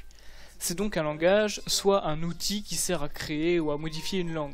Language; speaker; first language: French; native; French